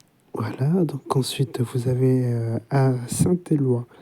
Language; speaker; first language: French; native; French